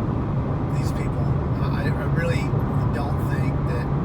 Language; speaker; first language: English; native; English